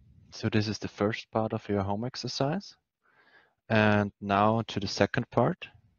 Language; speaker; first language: English; non-native, fluent; German